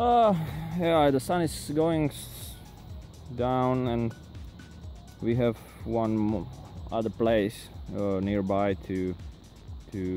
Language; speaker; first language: English; non-native, fluent; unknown